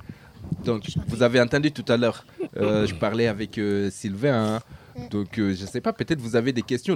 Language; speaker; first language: French; native; French